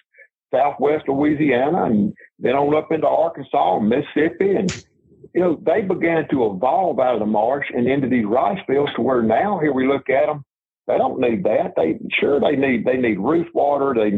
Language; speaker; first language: English; native; English